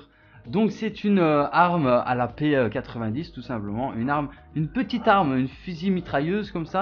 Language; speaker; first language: French; native; French